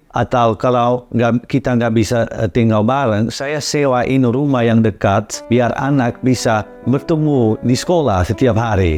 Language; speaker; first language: Indonesian; non-native, learner; Dutch